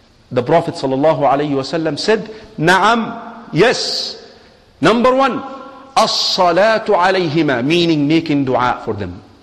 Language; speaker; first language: English; non-native, fluent; Arabic